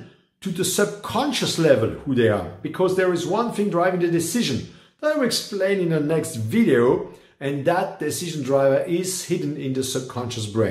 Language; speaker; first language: English; non-native, fluent; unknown